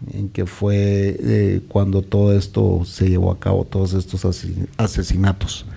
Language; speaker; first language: Spanish; native; Spanish